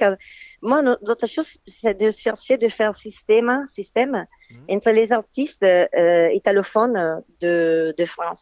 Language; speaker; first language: French; non-native, fluent; Italian